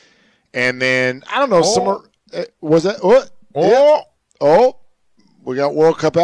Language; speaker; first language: English; native; English